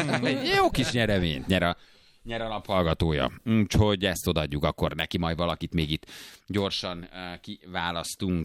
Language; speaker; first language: Hungarian; native; Hungarian